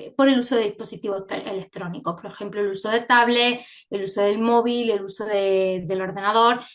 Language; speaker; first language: Spanish; native; Spanish